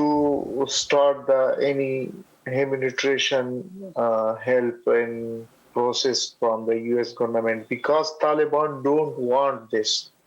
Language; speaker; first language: English; non-native, learner; Pashto